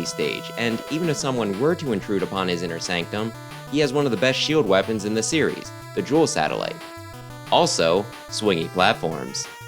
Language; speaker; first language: English; native; English